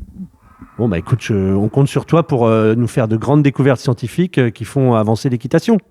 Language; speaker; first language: French; native; French